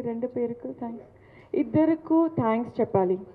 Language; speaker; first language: Telugu; non-native, local second language; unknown